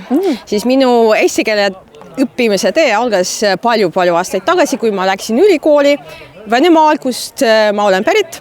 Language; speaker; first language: Estonian; non-native, fluent; Russian